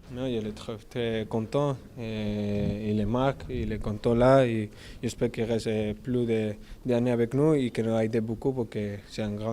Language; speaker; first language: French; non-native, learner; Spanish